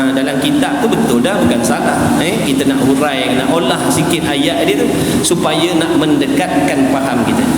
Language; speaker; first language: Malay; native; Malay